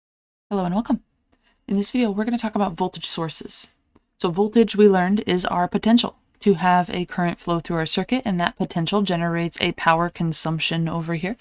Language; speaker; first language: English; native; English